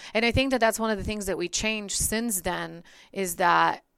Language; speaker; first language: English; early bilingual, other home language; Bulgarian